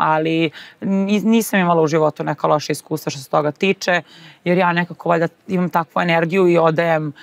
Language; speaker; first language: Serbian; native; Serbian